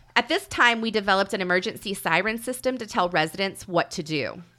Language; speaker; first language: English; native; English